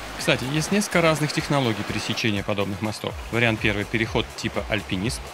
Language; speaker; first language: Russian; native; Russian